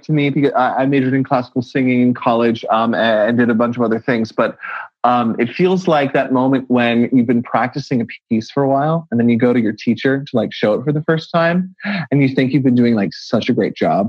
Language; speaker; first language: English; native; English